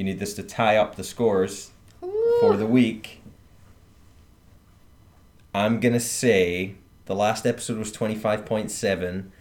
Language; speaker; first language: English; native; English